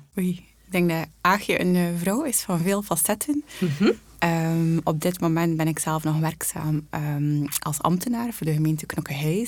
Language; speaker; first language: Dutch; native; Dutch